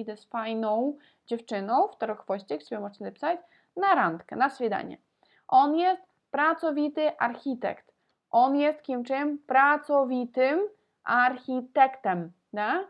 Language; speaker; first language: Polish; non-native, fluent; Russian